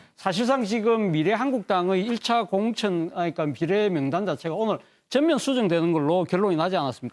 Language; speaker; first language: Korean; native; Korean